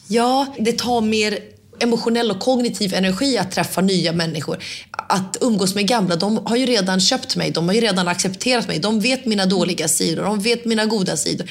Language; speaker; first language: Swedish; early bilingual, other home language; Finnish